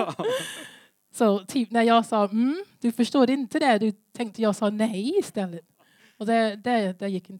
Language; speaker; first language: Swedish; non-native, learner; English